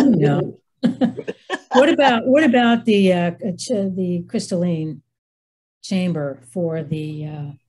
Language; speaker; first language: English; native; English